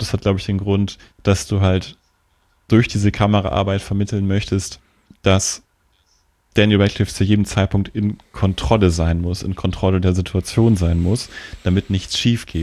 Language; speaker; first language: German; native; German